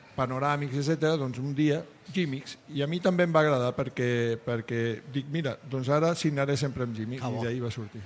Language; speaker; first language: Catalan; non-native, local second language; Spanish